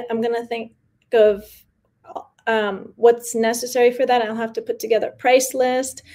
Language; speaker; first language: English; early bilingual, other home language; Spanish